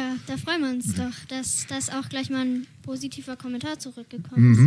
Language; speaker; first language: German; native; German